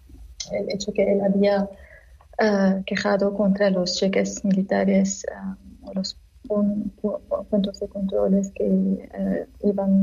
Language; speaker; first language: Catalan; non-native, learner; Arabic